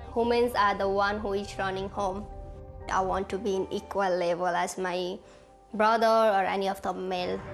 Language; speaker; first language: English; non-native, local second language; Nepali